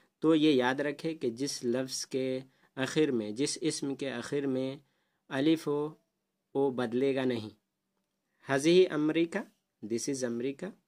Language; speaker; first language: Urdu; native; Urdu